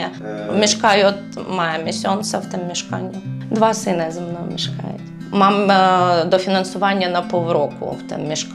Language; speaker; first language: Polish; non-native, learner; Ukrainian